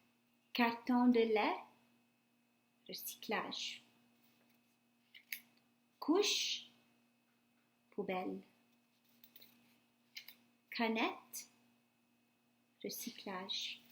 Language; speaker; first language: French; non-native, fluent; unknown